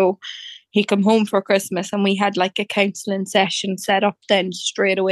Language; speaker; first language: English; native; English